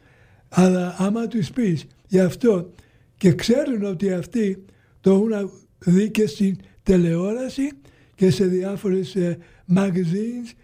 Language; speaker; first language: Greek; early bilingual, other home language; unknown